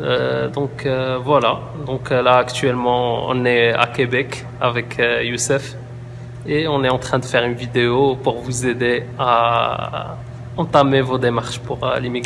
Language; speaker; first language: French; non-native, local second language; Arabic